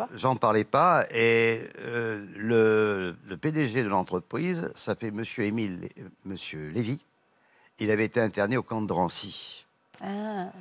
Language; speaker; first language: French; native; French